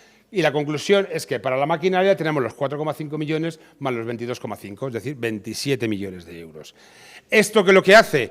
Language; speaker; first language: Spanish; native; Spanish